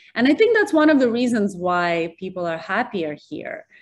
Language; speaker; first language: English; early bilingual, other home language; Russian